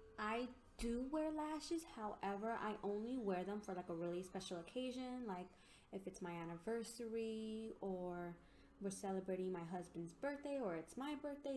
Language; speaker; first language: English; native; English